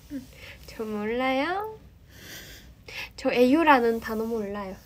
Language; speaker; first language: Korean; non-native, learner; Japanese